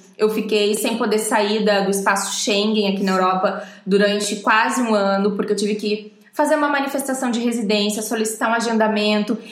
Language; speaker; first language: Portuguese; native; Portuguese